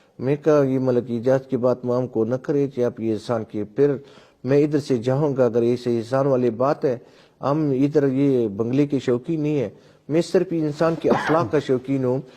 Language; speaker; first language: Urdu; non-native, local second language; Pashto